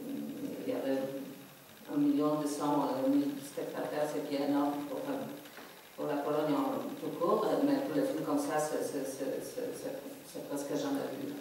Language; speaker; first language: French; non-native, fluent; Polish